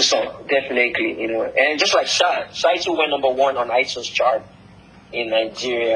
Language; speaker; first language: English; non-native, local second language; Yoruba